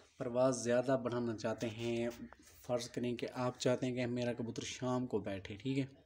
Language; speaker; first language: Urdu; non-native, local second language; Punjabi